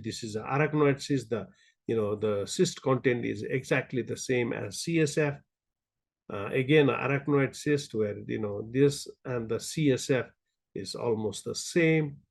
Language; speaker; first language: English; non-native, local second language; Nepali